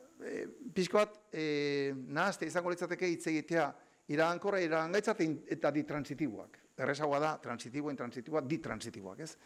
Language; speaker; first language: Basque; native; Basque